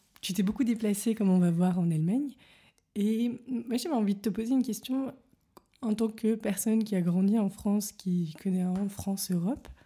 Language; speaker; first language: French; native; French